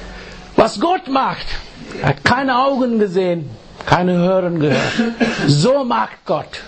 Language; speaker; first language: German; non-native, fluent; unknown